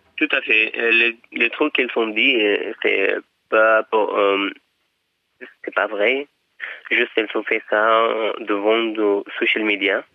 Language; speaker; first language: French; non-native, learner; Persian